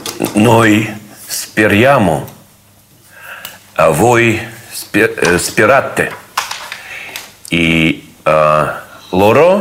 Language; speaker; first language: Italian; non-native, learner; Russian